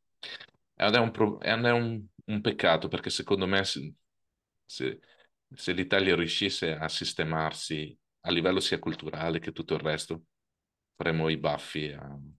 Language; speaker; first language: Italian; native; Italian